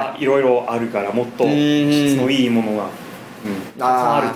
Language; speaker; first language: Japanese; non-native, fluent; English